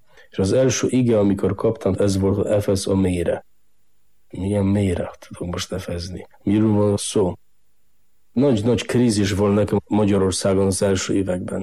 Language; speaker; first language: Hungarian; non-native, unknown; Polish